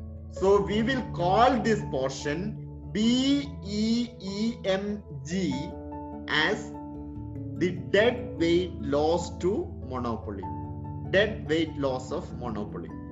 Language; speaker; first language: English; non-native, local second language; Malayalam